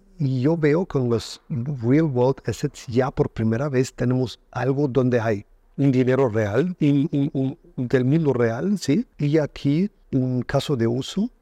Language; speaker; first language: Spanish; non-native, fluent; German